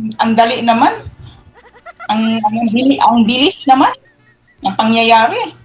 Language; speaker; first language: Filipino; non-native, local second language; Cebuano